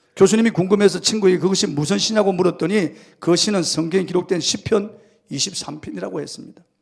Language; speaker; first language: Korean; native; Korean